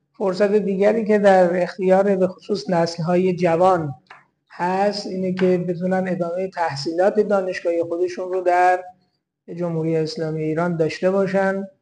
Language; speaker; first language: Persian; native; Persian